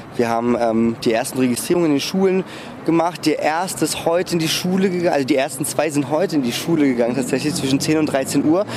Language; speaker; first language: German; early bilingual, other home language; Russian